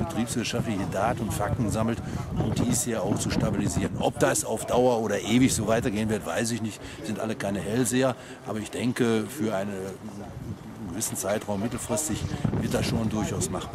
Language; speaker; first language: German; native; German